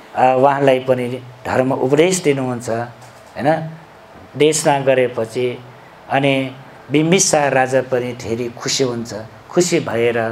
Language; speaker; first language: Nepali; non-native, local second language; Newari